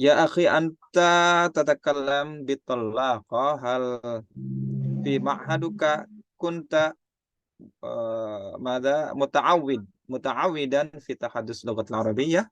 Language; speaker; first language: Arabic; non-native, fluent; Indonesian